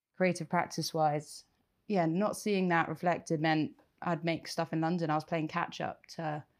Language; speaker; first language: English; native; English